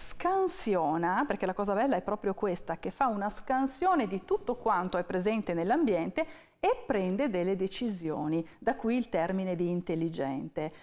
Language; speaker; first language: Italian; native; Italian